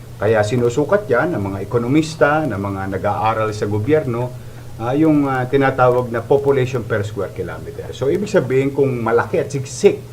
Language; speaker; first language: Filipino; native; Filipino